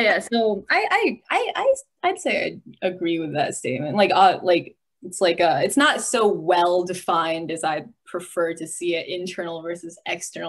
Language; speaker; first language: English; native; English